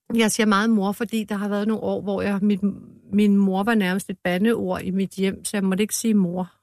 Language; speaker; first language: Danish; native; Danish